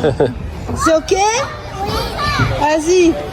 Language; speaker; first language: French; native; French